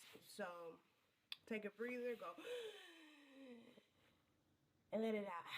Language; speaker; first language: English; native; English